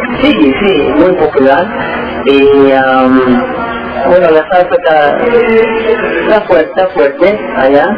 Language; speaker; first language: Spanish; early bilingual, heritage; Spanish